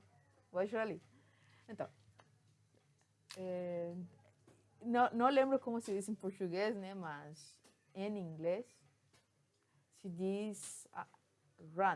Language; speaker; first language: Portuguese; non-native, fluent; Spanish